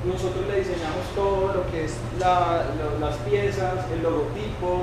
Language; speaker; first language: Spanish; native; Spanish